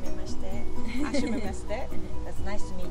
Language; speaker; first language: English; non-native, learner; Japanese